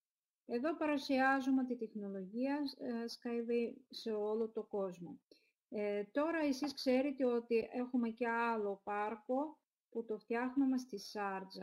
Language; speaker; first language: Greek; non-native, fluent; Russian